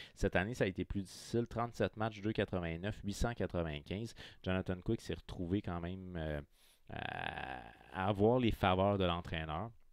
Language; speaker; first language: French; native; French